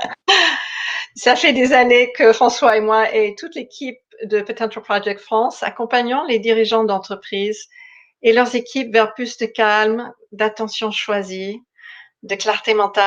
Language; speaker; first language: French; non-native, fluent; English